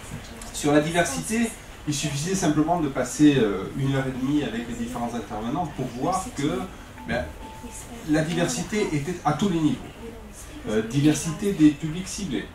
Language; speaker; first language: French; native; French